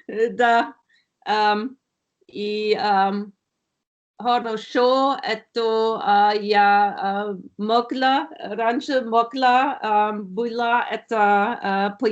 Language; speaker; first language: Russian; non-native, learner; German